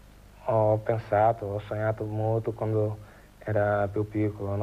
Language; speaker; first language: Italian; non-native, learner; Portuguese